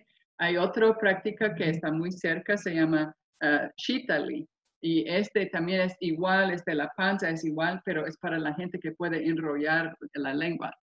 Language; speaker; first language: Spanish; non-native, fluent; English